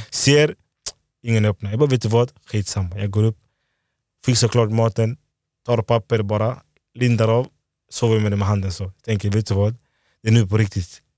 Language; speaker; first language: Swedish; early bilingual, other home language; Lingala